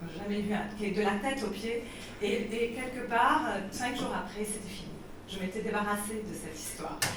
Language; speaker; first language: French; non-native, local second language; Arabic